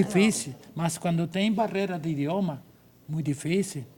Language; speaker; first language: Portuguese; non-native, learner; Spanish